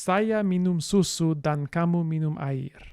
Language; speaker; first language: Indonesian; non-native, learner; English